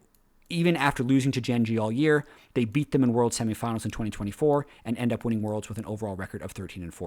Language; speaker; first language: English; native; English